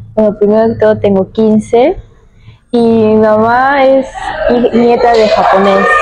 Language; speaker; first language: Spanish; early bilingual, heritage; Spanish